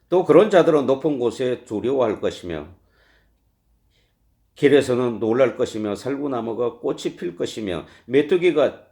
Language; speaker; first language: Korean; native; Korean